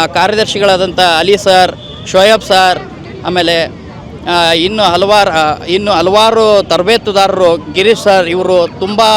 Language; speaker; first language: Kannada; native; Kannada